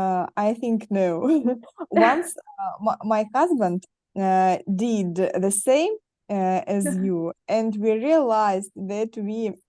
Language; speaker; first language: English; non-native, learner; Russian